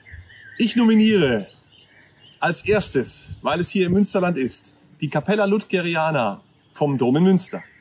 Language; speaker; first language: German; native; German